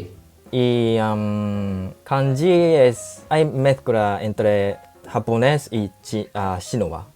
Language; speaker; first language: Spanish; non-native, fluent; Japanese